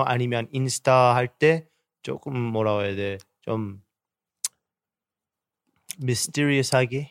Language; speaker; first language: Korean; early bilingual, heritage; English